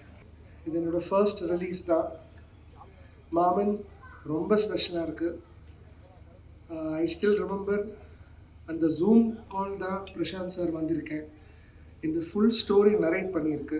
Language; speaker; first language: Tamil; non-native, learner; Malayalam